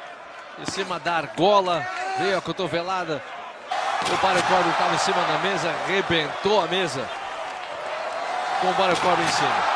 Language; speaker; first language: Portuguese; native; Portuguese